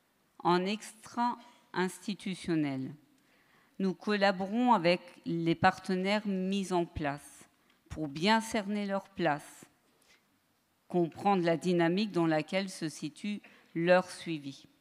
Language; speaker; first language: French; native; French